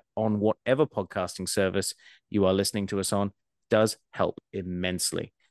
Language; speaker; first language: English; native; English